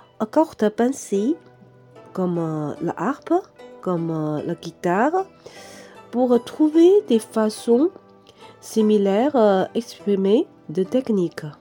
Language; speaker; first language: French; non-native, fluent; Chinese